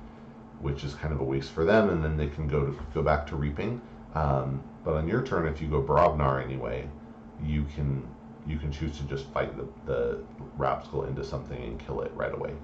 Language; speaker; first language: English; native; English